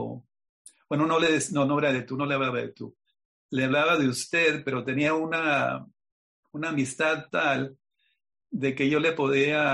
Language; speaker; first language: Spanish; native; Spanish